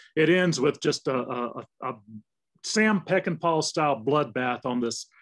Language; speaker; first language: English; native; English